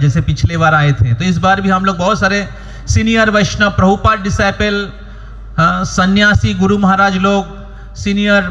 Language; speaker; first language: Hindi; non-native, local second language; Bangla